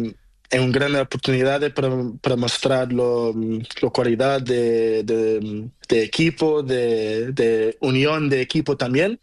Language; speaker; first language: Spanish; non-native, local second language; Portuguese